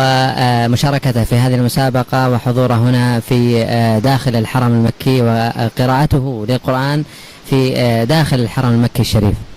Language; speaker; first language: Arabic; native; Arabic